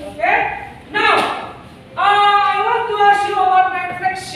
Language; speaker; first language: English; non-native, learner; Indonesian